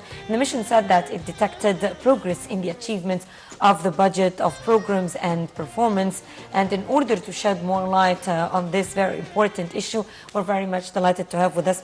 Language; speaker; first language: English; non-native, fluent; Arabic